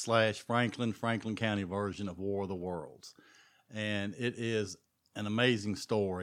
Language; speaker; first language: English; native; English